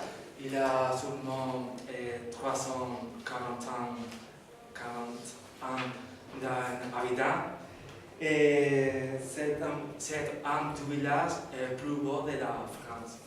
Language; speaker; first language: French; non-native, learner; Spanish